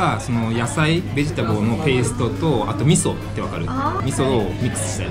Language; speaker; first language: Japanese; native; Japanese